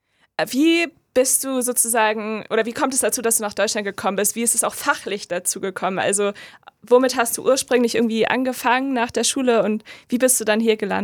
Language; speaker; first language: German; native; German